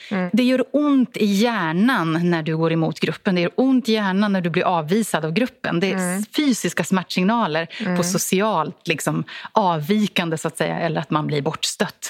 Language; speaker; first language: Swedish; native; Swedish